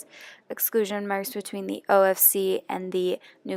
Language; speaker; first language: English; native; English